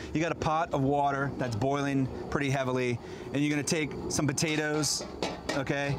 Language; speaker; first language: English; native; English